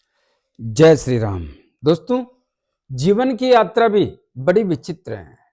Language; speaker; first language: Hindi; native; Hindi